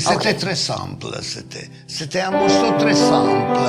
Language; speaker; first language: French; non-native, fluent; Italian